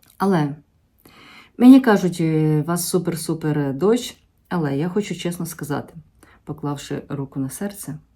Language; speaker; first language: Ukrainian; native; Ukrainian